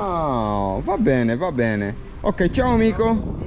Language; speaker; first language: Italian; non-native, learner; English